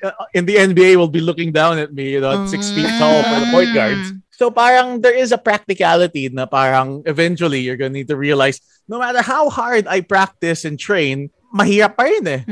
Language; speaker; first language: English; non-native, local second language; Filipino